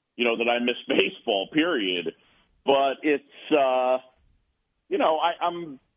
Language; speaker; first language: English; native; English